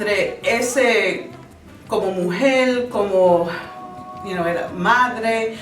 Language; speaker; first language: Spanish; early bilingual, other home language; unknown